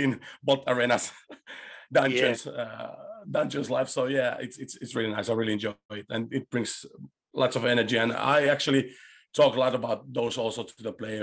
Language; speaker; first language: English; non-native, fluent; Spanish